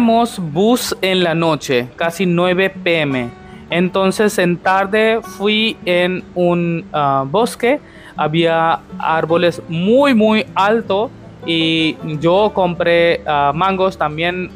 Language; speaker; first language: Spanish; non-native, learner; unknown